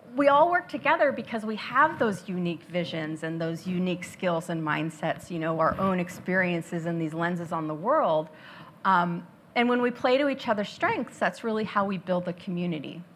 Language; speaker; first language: English; native; English